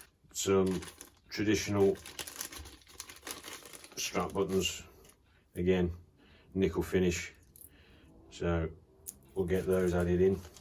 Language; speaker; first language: English; native; English